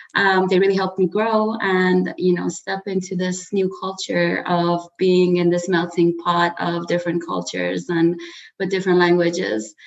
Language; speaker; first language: English; early bilingual, other home language; Persian